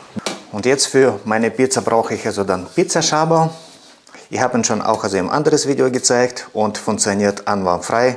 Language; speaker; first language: German; non-native, fluent; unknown